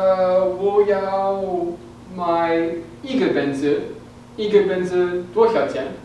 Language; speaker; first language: Chinese; non-native, learner; English